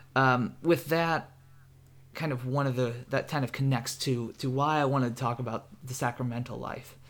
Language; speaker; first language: English; native; English